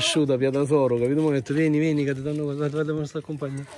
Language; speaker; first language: Italian; native; Italian